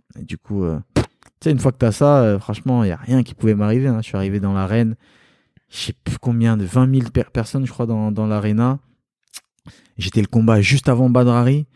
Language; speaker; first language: French; early bilingual, other home language; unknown